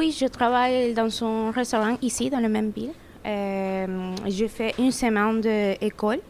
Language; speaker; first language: French; non-native, fluent; Spanish